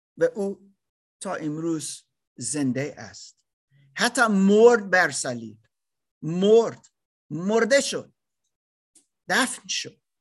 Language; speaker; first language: Persian; non-native, learner; German